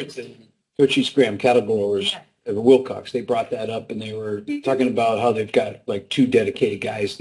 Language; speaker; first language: English; native; English